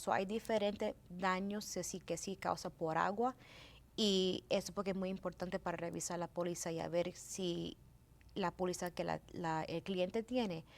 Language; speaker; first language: Spanish; early bilingual, heritage; Spanish